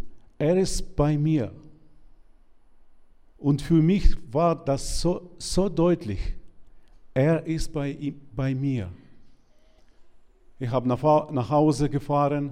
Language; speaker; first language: German; non-native, learner; Ukrainian